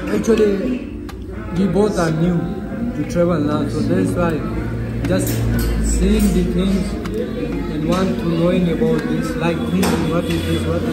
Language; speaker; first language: English; non-native, learner; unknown